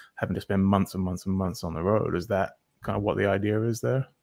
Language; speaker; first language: English; native; English